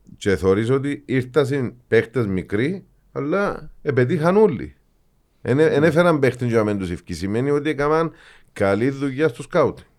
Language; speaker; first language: Greek; native; Greek